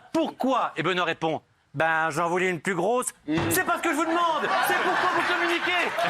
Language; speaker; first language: French; native; French